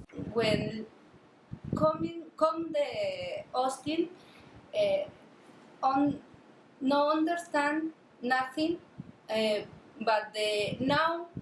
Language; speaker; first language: English; non-native, learner; Spanish